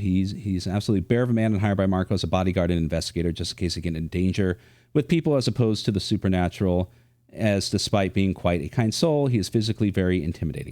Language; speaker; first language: English; native; English